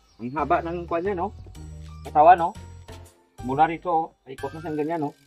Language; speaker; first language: Filipino; non-native, local second language; Cebuano